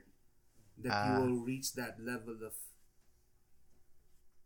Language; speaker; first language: English; non-native, local second language; Filipino